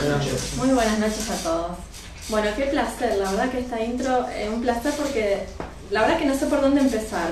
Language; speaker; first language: Spanish; native; Spanish